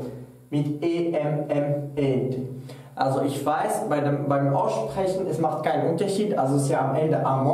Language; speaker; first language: German; non-native, fluent; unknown